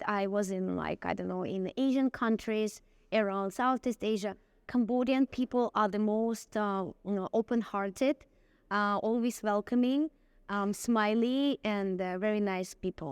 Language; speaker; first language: English; non-native, fluent; Russian